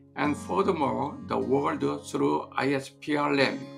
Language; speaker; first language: English; non-native, fluent; Korean